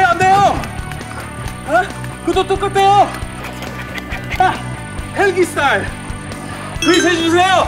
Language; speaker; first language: Korean; non-native, fluent; English